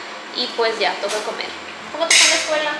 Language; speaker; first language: Spanish; native; Spanish